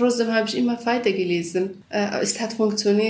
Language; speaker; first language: German; non-native, learner; Central Kurdish